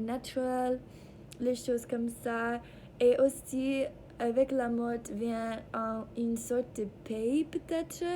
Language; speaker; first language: French; non-native, learner; English